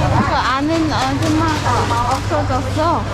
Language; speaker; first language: Korean; non-native, learner; Khmer